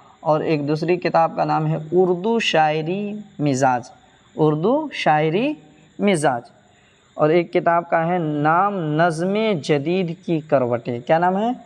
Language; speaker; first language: Urdu; native; Urdu